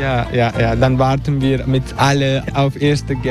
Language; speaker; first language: German; non-native, learner; Turkish